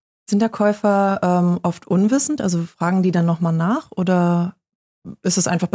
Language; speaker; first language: German; native; German